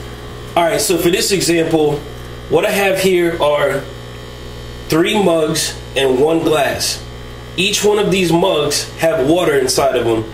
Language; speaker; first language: English; native; English